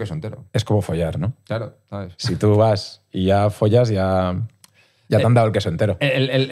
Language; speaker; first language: Spanish; native; Spanish